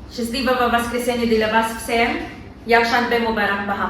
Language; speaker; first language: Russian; non-native, learner; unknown